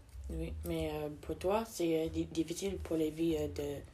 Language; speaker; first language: French; non-native, learner; English